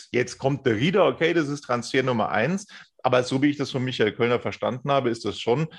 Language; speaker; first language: German; native; German